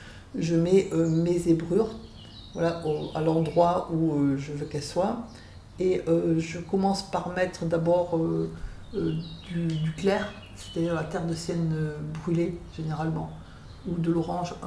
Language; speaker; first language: French; native; French